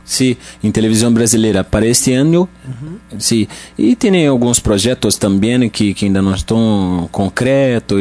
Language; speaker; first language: Spanish; non-native, learner; Portuguese